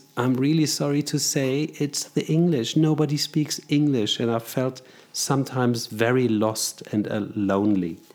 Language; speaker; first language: English; non-native, fluent; German